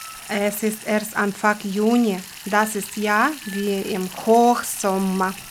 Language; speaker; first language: German; non-native, learner; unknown